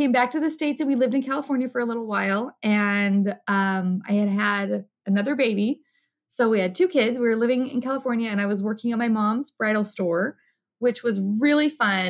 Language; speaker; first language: English; native; English